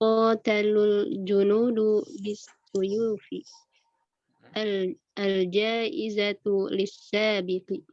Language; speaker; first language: Arabic; non-native, learner; Indonesian